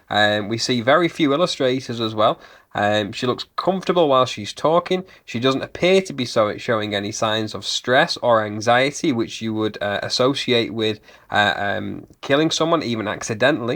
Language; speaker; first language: English; native; English